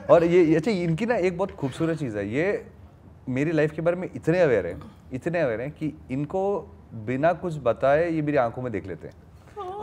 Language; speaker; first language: Hindi; native; Hindi